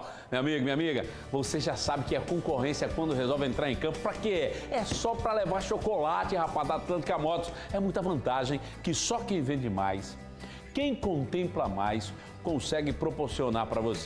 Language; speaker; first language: Portuguese; native; Portuguese